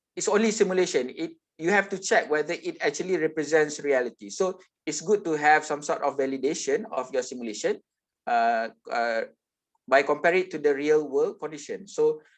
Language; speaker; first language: English; non-native, local second language; Malay